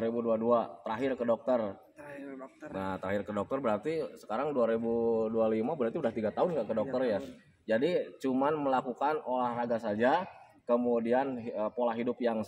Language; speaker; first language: Indonesian; native; Indonesian